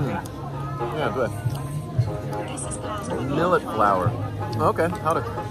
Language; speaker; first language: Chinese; non-native, learner; English